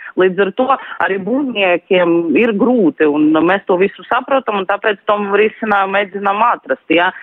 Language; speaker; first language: Latvian; non-native, local second language; Russian